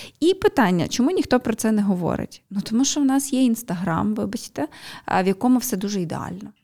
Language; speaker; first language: Ukrainian; native; Ukrainian